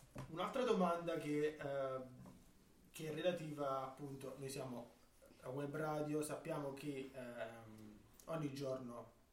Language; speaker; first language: Italian; native; Italian